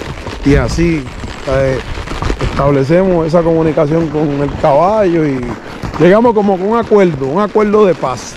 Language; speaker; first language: Spanish; native; Spanish